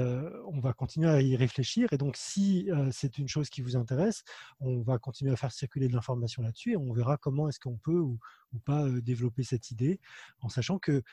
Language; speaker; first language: French; native; French